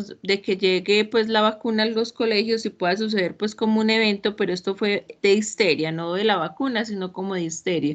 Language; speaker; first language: Spanish; native; Spanish